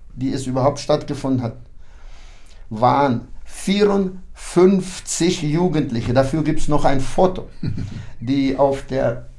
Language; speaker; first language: German; early bilingual, heritage; German